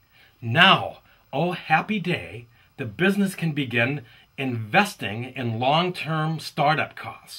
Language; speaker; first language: English; native; English